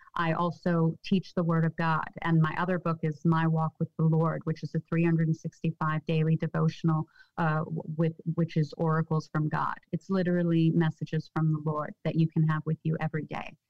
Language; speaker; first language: English; native; English